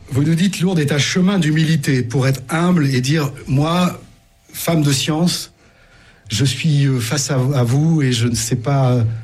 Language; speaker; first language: French; native; French